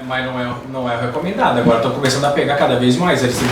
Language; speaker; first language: Portuguese; native; Portuguese